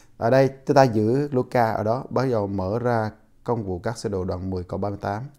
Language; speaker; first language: Vietnamese; non-native, local second language; Jarai